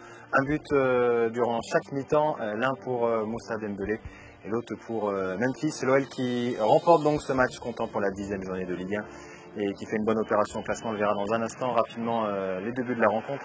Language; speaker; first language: French; native; French